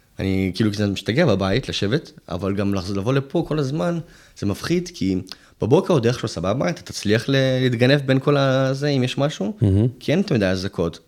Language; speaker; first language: Hebrew; early bilingual, other home language; Russian